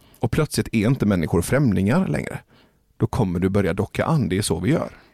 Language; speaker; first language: Swedish; early bilingual, other home language; Persian